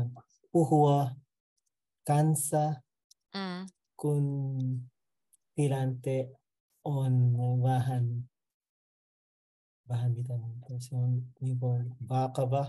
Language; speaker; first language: Finnish; non-native, learner; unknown